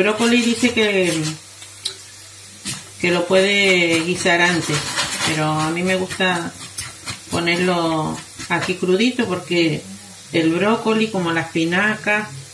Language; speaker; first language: Spanish; native; Spanish